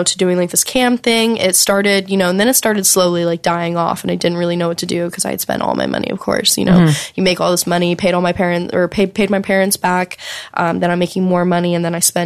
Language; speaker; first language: English; native; English